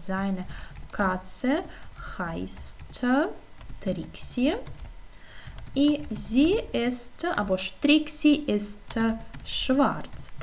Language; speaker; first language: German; non-native, fluent; Ukrainian